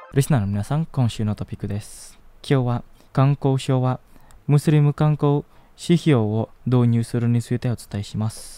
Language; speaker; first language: Japanese; non-native, fluent; Indonesian